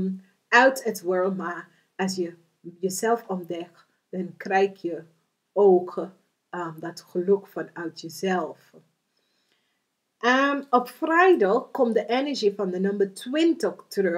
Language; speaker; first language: Dutch; non-native, learner; English